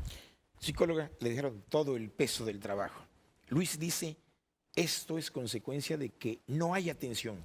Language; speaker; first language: Spanish; native; Spanish